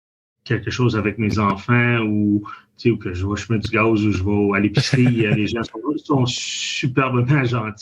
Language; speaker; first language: French; native; French